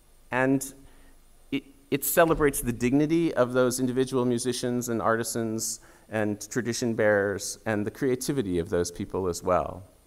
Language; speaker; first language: English; native; English